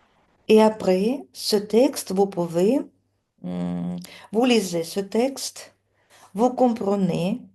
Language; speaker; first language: French; non-native, fluent; Russian